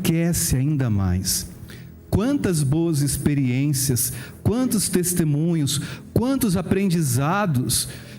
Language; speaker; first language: Portuguese; native; Portuguese